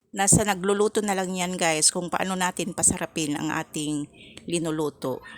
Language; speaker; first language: Filipino; non-native, local second language; Iloko